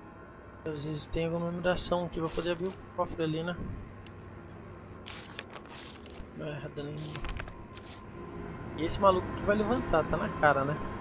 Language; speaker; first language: Portuguese; native; Portuguese